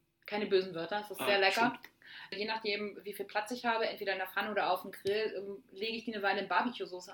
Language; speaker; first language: German; native; German